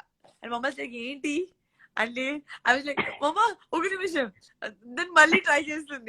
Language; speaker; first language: Telugu; non-native, learner; Gujarati